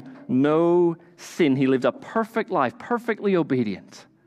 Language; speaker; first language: English; native; English